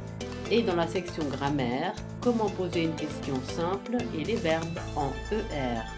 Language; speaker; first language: French; non-native, fluent; Italian